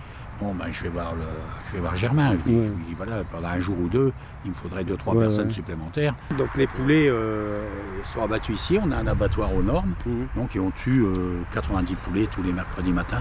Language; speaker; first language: French; native; French